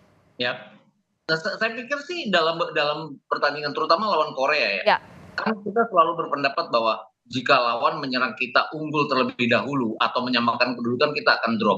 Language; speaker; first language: Indonesian; native; Indonesian